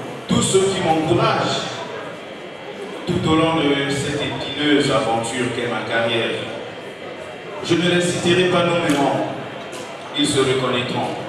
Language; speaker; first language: French; non-native, local second language; Lingala